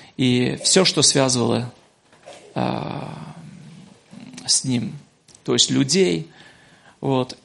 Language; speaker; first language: Russian; native; Russian